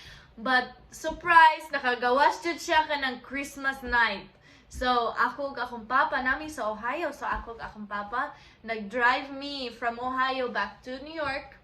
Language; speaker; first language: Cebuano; non-native, local second language; English